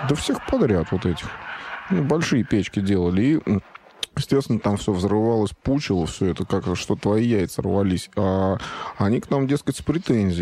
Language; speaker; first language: Russian; native; Russian